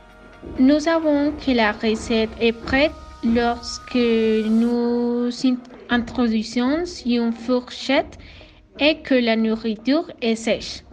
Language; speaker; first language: French; non-native, learner; Spanish